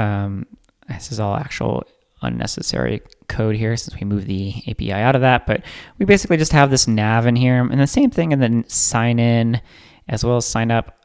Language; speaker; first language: English; native; English